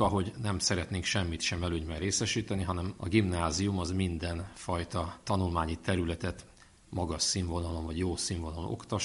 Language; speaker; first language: Hungarian; native; Hungarian